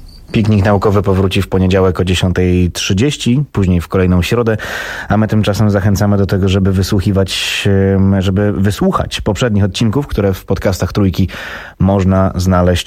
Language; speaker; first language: Polish; native; Polish